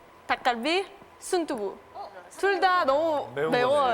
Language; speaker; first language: Korean; non-native, fluent; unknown